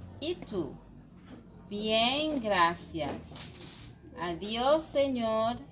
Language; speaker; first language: Spanish; non-native, fluent; French